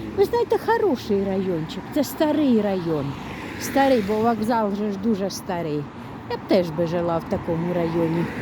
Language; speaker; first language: Ukrainian; native; Ukrainian